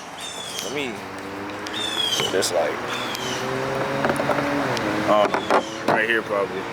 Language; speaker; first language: English; native; English